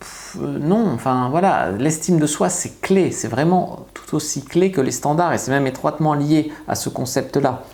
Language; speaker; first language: French; native; French